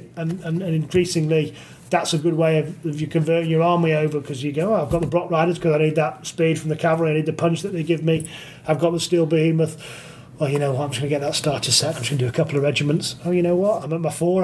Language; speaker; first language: English; native; English